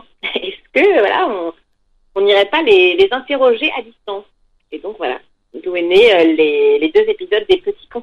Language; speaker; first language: French; native; French